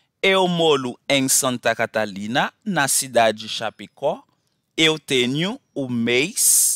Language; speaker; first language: Portuguese; non-native, fluent; Haitian Creole